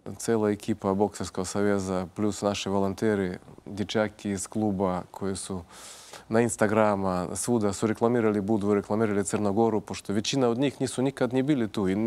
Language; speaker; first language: Croatian; non-native, fluent; Russian